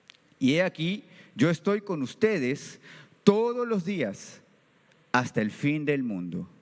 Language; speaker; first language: Spanish; native; Spanish